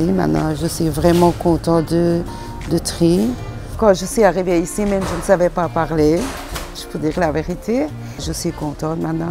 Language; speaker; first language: French; non-native, learner; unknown